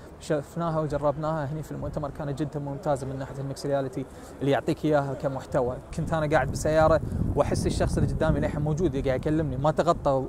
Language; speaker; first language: Arabic; native; Arabic